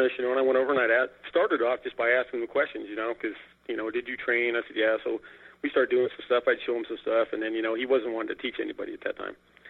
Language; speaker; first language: English; native; English